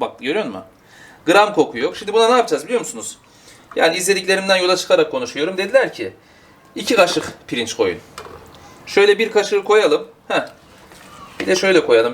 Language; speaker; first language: Turkish; native; Turkish